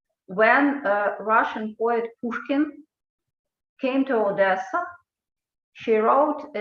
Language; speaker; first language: English; non-native, fluent; Ukrainian